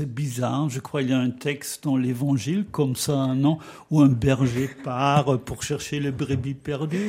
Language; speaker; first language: French; native; French